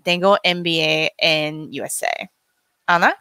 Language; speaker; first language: Spanish; non-native, learner; English